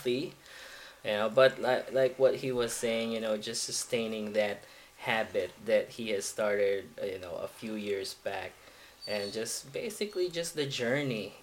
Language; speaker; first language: English; non-native, local second language; Filipino